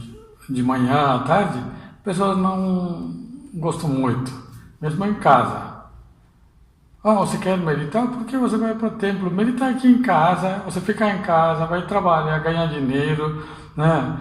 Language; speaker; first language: Portuguese; non-native, fluent; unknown